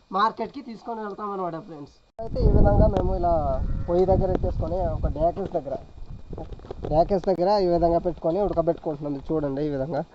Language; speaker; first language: Telugu; non-native, local second language; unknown